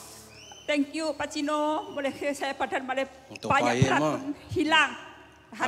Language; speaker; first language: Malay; non-native, learner; Tedim Chin